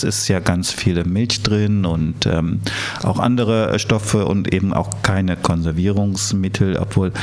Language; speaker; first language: German; early bilingual, other home language; Italian